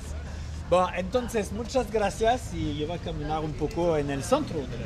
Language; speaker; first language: Spanish; non-native, learner; French